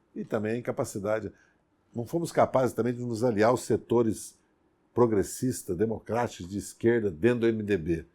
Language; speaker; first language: Portuguese; native; Portuguese